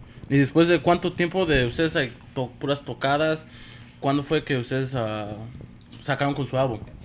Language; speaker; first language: Spanish; early bilingual, heritage; Spanish